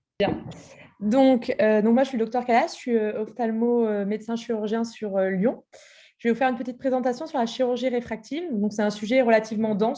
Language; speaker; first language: French; native; French